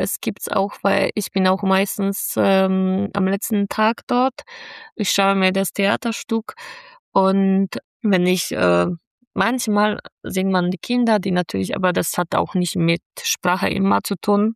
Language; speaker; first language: German; non-native, fluent; Polish